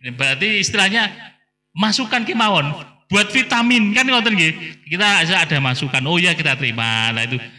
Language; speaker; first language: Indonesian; non-native, local second language; Javanese